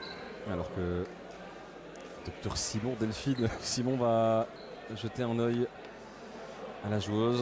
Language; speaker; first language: French; native; French